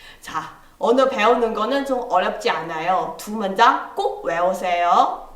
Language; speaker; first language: Korean; non-native, fluent; Chinese